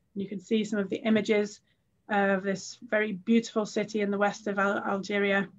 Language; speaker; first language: English; native; English